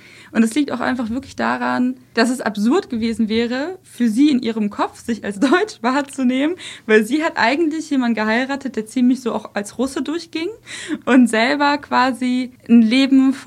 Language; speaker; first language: German; early bilingual, other home language; Russian